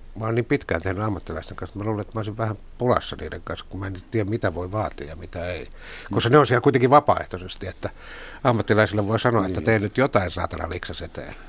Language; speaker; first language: Finnish; native; Finnish